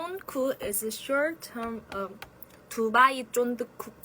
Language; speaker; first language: English; non-native, learner; Korean